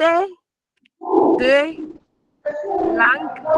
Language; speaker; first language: French; non-native, learner; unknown